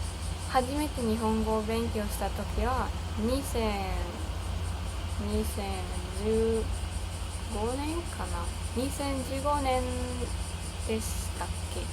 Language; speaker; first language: Japanese; non-native, learner; German